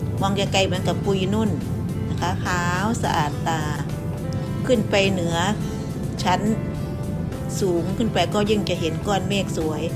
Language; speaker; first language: Thai; native; Thai